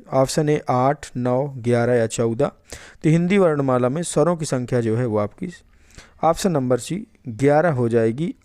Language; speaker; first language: Hindi; native; Hindi